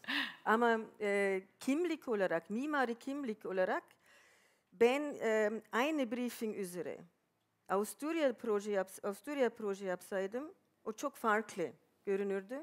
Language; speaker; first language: Turkish; non-native, fluent; German